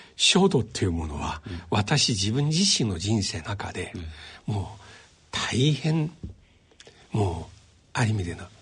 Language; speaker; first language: Japanese; non-native, fluent; Chinese